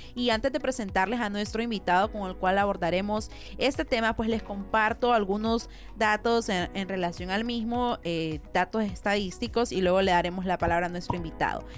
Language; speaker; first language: Spanish; native; Spanish